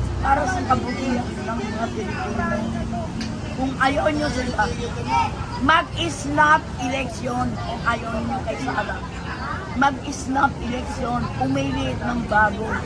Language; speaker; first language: Filipino; non-native, local second language; Iloko